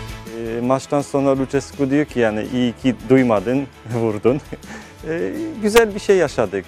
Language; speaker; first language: Turkish; early bilingual, heritage; Turkish